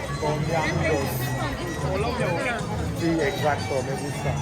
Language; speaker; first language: Spanish; non-native, learner; Turkish